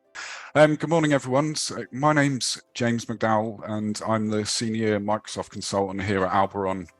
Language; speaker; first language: English; native; English